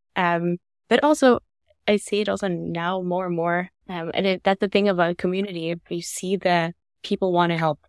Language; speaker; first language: English; non-native, fluent; Norwegian